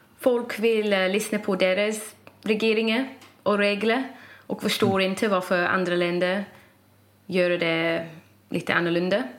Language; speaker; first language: Swedish; non-native, fluent; English